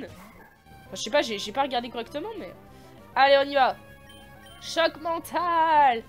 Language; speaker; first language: French; native; French